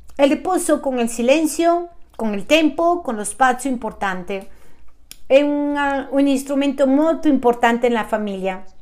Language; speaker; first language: Italian; non-native, fluent; Spanish